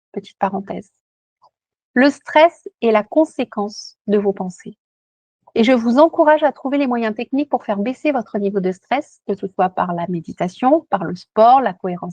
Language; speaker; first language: French; native; French